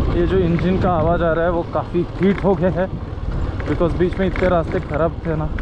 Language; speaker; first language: Hindi; non-native, local second language; Marathi